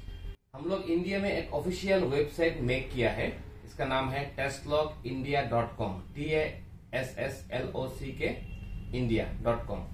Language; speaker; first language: Hindi; non-native, learner; Bangla